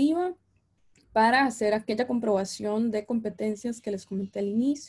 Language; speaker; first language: Spanish; native; Spanish